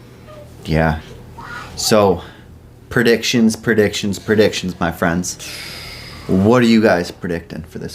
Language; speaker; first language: English; native; English